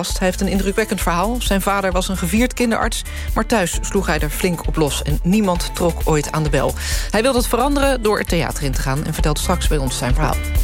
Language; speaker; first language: Dutch; native; Dutch